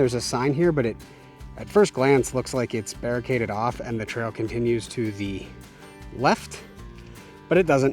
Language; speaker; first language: English; native; English